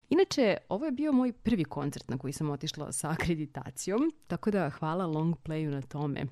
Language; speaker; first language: Serbian; native; Serbian